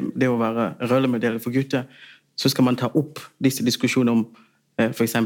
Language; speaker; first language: Norwegian; non-native, fluent; Swahili